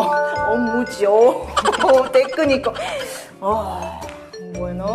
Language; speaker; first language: Spanish; non-native, learner; Korean